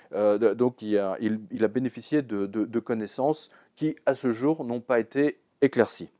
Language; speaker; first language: French; native; French